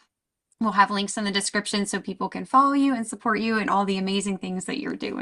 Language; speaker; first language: English; native; English